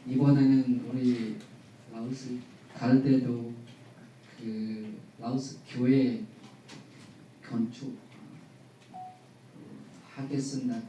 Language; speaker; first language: Korean; non-native, learner; Lao